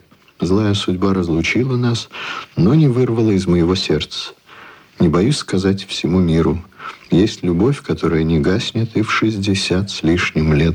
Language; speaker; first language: Russian; native; Russian